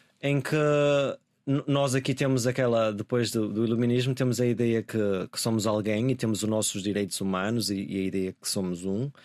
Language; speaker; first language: Portuguese; native; Portuguese